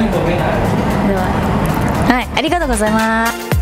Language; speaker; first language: Japanese; non-native, learner; Thai